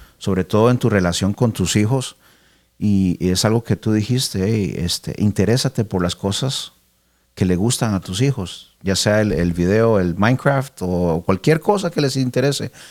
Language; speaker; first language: Spanish; early bilingual, heritage; Spanish